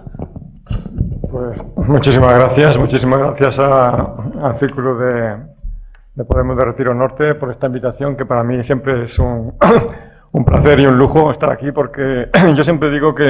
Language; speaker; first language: Spanish; native; Spanish